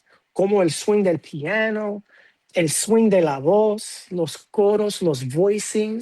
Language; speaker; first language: Spanish; non-native, fluent; English